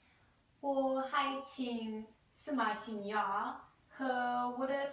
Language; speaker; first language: Chinese; non-native, learner; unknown